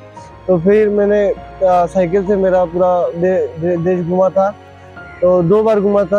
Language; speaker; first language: Hindi; non-native, fluent; Bangla